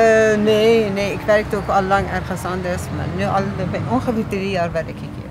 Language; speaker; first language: Dutch; non-native, fluent; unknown